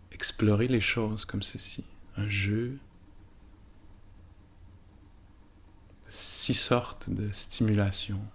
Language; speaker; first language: French; native; French